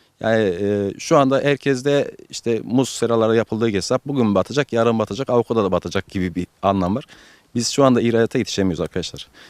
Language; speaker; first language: Turkish; native; Turkish